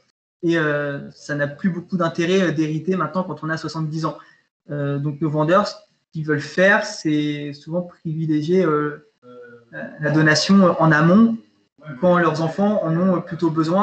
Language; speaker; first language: French; native; French